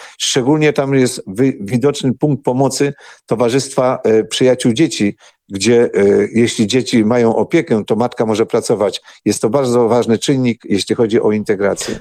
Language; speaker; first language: Polish; non-native, local second language; Ukrainian